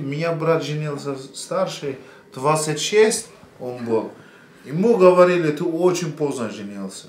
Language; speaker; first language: Russian; non-native, learner; Turkish